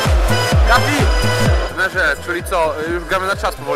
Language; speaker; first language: Polish; native; Polish